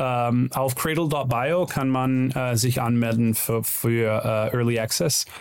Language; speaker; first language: German; non-native, learner; Dutch